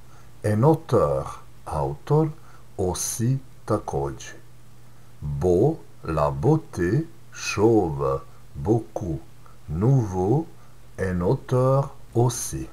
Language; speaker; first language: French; non-native, fluent; Serbian